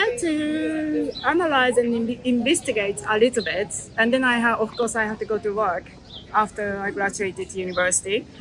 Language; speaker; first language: English; non-native, fluent; Japanese